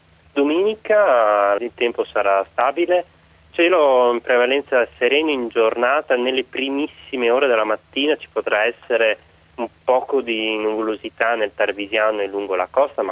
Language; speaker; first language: Italian; native; Italian